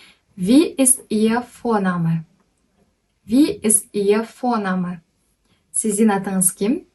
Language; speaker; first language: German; non-native, fluent; Kyrgyz